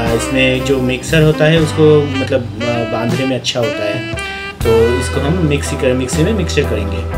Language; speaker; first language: Hindi; non-native, local second language; Bangla